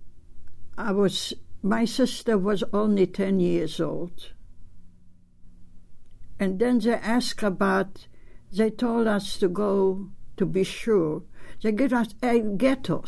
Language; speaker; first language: English; non-native, learner; Polish